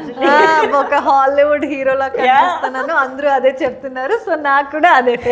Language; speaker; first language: Telugu; non-native, learner; Kannada